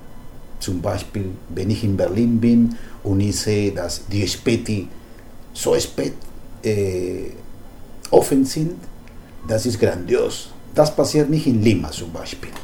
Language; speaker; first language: German; non-native, fluent; Spanish